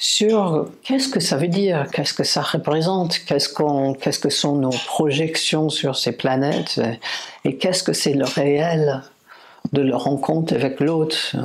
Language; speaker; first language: French; non-native, fluent; English